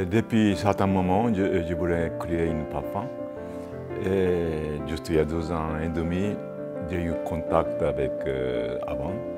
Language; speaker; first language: French; non-native, fluent; Japanese